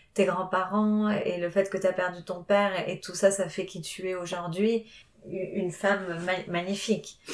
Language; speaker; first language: French; non-native, fluent; Spanish